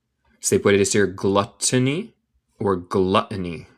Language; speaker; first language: Spanish; non-native, learner; English